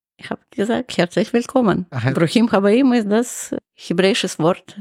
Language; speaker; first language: German; non-native, fluent; Russian